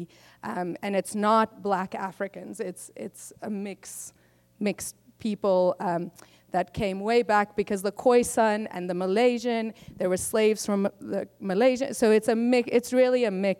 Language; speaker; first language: English; non-native, local second language; Afrikaans